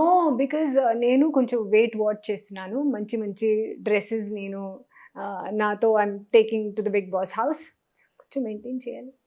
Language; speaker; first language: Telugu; non-native, learner; Hindi